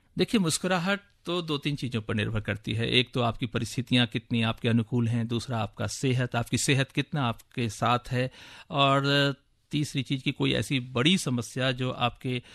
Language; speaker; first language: Hindi; native; Hindi